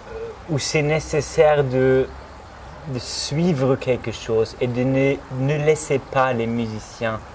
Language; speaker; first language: French; non-native, fluent; German